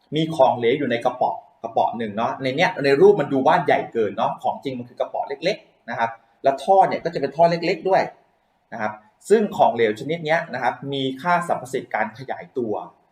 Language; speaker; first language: Thai; native; Thai